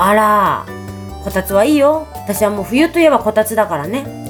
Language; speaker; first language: Japanese; native; Japanese